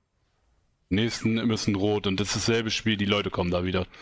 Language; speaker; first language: German; native; German